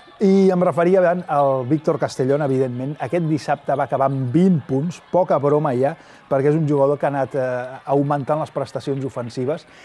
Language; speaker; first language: Catalan; native; Catalan